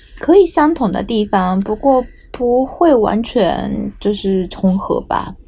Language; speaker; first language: Chinese; non-native, fluent; Japanese